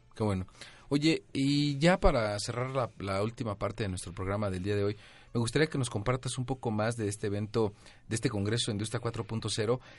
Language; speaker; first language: Spanish; native; Spanish